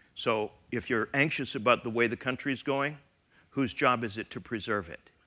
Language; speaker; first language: English; native; English